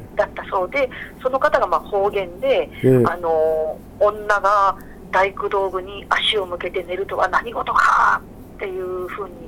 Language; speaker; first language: Japanese; native; Japanese